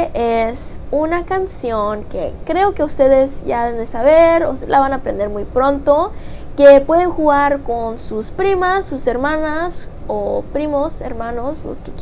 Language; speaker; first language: Spanish; early bilingual, heritage; Spanish